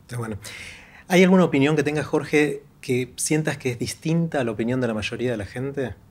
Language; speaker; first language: Spanish; native; Spanish